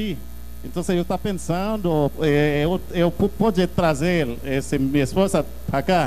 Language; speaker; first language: Portuguese; non-native, learner; Haitian Creole